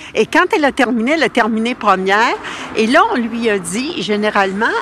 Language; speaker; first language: French; native; French